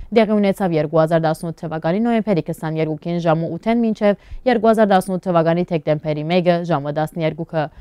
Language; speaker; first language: Armenian; early bilingual, heritage; Armenian